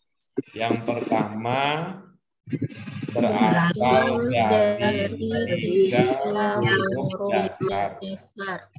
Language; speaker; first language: Indonesian; native; Indonesian